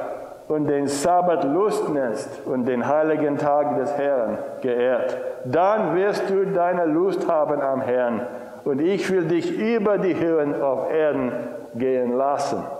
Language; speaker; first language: German; non-native, fluent; English